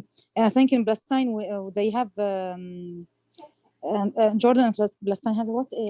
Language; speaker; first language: English; non-native, learner; Arabic